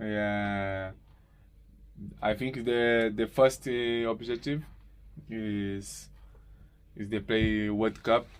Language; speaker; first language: English; non-native, learner; Portuguese